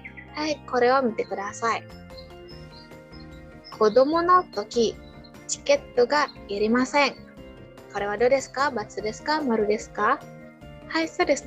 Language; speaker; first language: Japanese; non-native, learner; Indonesian